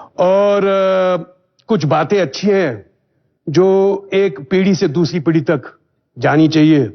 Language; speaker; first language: Hindi; native; Hindi